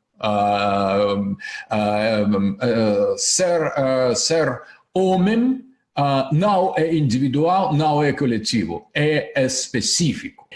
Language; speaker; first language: Portuguese; non-native, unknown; Russian